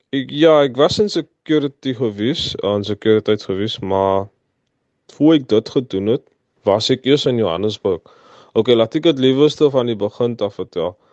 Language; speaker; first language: Afrikaans; native; Afrikaans